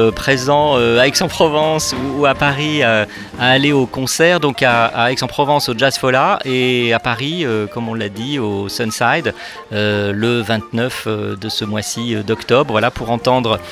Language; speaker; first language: French; native; French